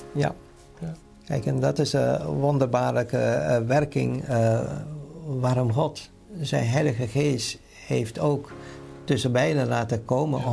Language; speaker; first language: Dutch; native; Dutch